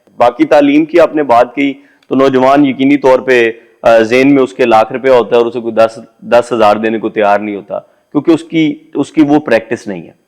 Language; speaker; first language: Urdu; non-native, local second language; Punjabi